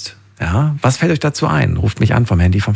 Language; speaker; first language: German; native; German